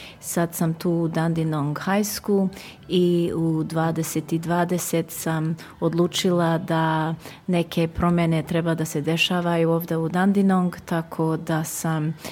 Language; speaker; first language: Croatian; early bilingual, heritage; Serbian